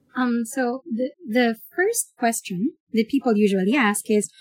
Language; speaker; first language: English; non-native, local second language; Filipino